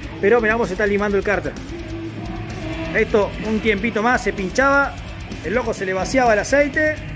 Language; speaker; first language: Spanish; native; Spanish